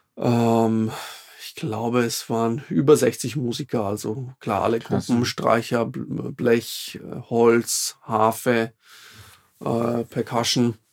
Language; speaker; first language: German; non-native, fluent; Slovak